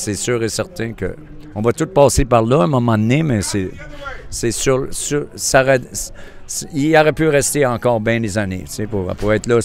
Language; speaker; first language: French; native; French